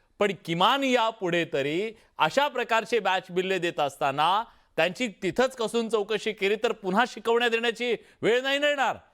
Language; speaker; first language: Marathi; native; Marathi